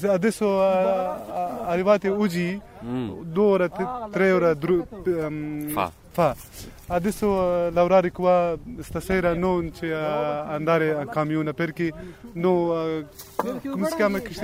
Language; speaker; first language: Italian; non-native, learner; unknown